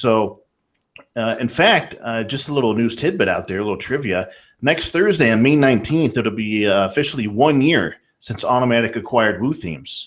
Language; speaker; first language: English; native; English